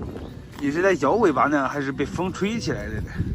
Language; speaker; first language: Chinese; native; Chinese